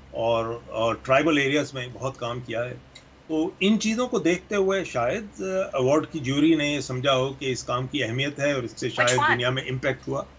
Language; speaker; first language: Urdu; native; Urdu